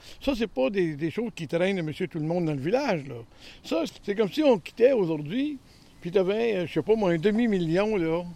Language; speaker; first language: French; native; French